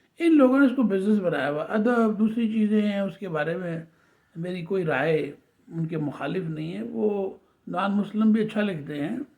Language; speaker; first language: Urdu; non-native, local second language; Punjabi